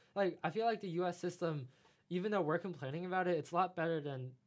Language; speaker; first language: English; non-native, fluent; Chinese